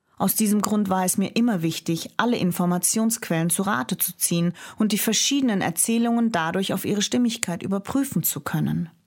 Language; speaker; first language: German; native; German